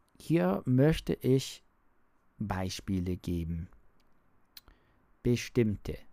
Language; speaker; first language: German; non-native, learner; English